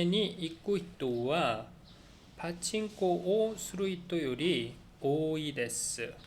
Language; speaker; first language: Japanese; non-native, learner; Korean